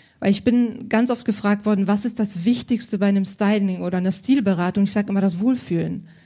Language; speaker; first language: German; native; German